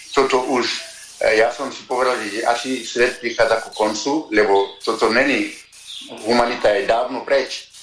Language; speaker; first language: Slovak; non-native, fluent; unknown